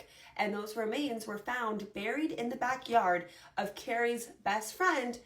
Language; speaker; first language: English; native; English